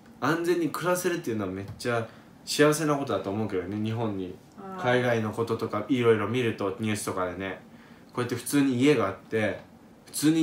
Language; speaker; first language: Japanese; native; Japanese